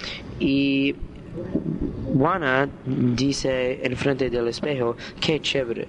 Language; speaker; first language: Spanish; non-native, learner; English